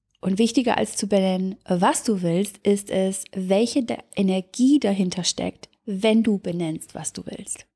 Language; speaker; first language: German; early bilingual, other home language; Serbian